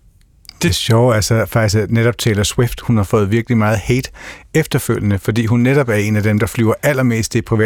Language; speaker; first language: Danish; native; Danish